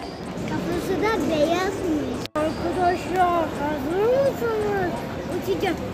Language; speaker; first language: Turkish; early bilingual, other home language; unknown